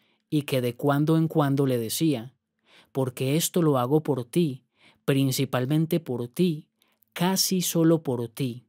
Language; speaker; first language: Spanish; native; Spanish